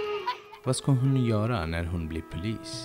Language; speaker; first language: Swedish; non-native, fluent; Bangla